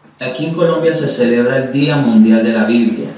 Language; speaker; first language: Spanish; native; Spanish